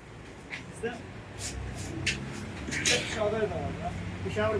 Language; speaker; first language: Turkish; non-native, learner; Urdu